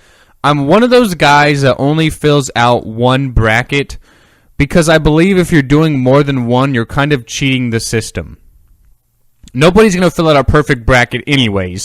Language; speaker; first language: English; native; English